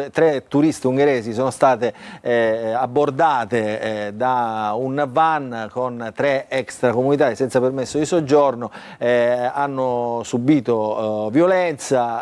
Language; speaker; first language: Italian; native; Italian